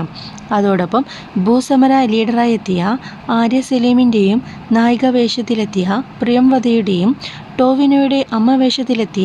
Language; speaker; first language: Malayalam; native; Malayalam